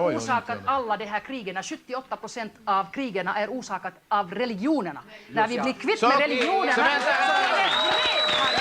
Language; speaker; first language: Swedish; non-native, local second language; Finnish